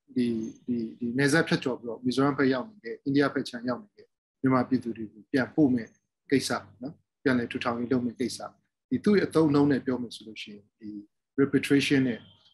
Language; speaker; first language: Burmese; non-native, local second language; Hakha Chin